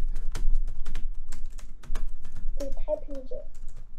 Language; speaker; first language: French; non-native, learner; Chinese